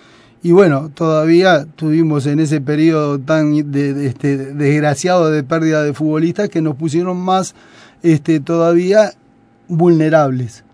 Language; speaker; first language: Spanish; native; Spanish